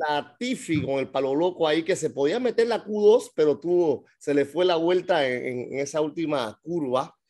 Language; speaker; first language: Spanish; native; Spanish